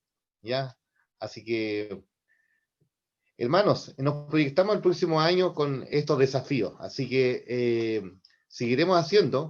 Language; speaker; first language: Spanish; native; Spanish